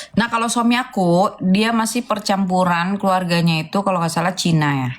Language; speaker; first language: Indonesian; native; Indonesian